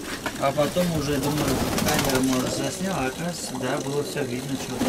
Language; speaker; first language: Russian; native; Russian